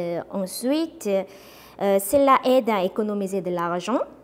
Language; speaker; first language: French; non-native, fluent; Korean